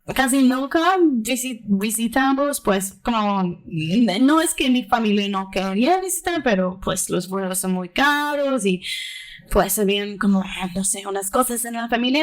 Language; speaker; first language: Spanish; early bilingual, heritage; Spanish